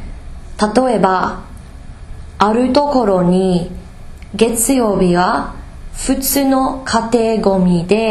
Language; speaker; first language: Japanese; non-native, learner; English